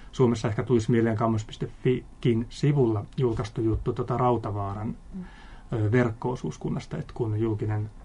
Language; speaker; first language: Finnish; native; Finnish